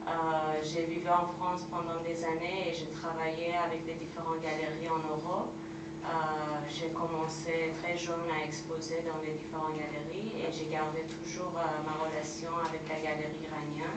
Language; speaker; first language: French; non-native, fluent; Persian